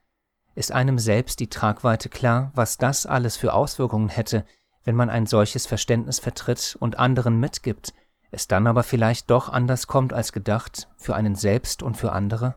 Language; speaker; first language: German; native; German